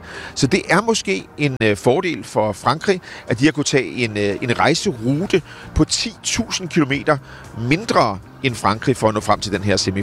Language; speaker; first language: Danish; native; Danish